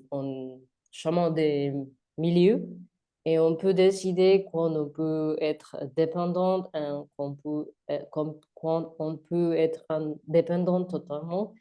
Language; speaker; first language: French; non-native, learner; Spanish